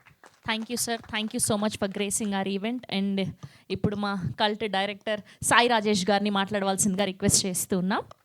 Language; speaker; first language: Telugu; native; Telugu